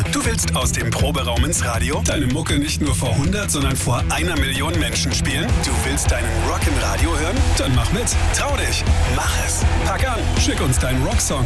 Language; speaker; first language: German; native; German